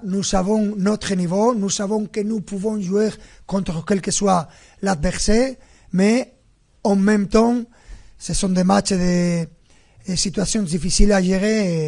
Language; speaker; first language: French; non-native, fluent; Spanish